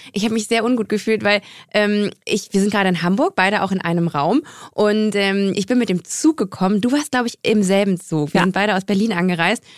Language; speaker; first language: German; native; German